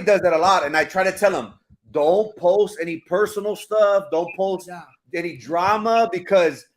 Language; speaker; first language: English; early bilingual, other home language; Spanish